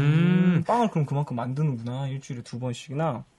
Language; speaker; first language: Korean; native; Korean